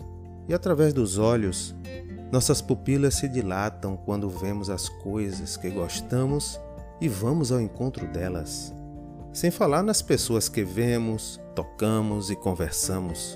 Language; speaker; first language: Portuguese; native; Portuguese